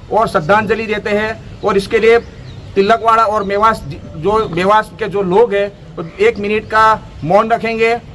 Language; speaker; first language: Hindi; non-native, local second language; Gujarati